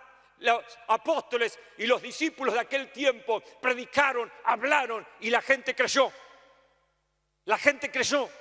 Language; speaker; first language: Spanish; native; Spanish